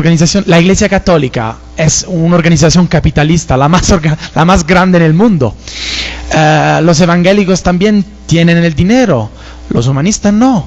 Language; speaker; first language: Spanish; non-native, fluent; Italian